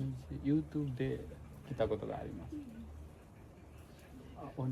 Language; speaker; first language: Japanese; non-native, learner; Nepali